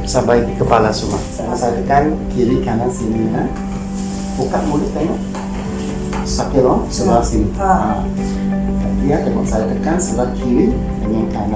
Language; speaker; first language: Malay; non-native, local second language; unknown